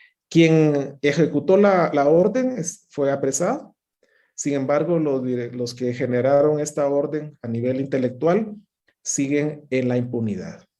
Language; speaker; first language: Spanish; native; Spanish